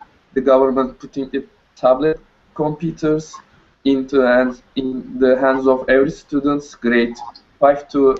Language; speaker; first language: English; non-native, learner; Turkish